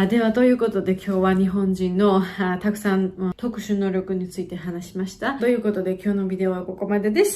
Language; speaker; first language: Japanese; non-native, fluent; Georgian